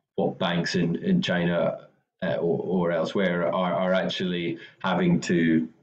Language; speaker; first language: English; native; English